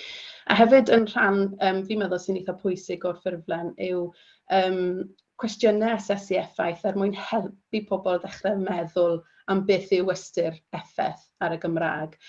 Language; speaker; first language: Welsh; native; Welsh